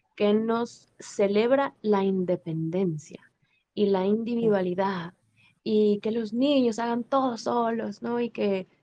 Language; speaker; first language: Spanish; native; Spanish